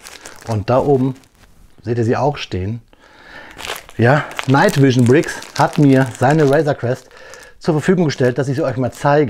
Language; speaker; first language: German; native; German